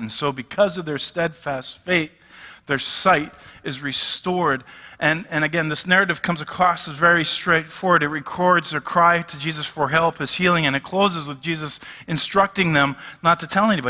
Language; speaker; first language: English; native; English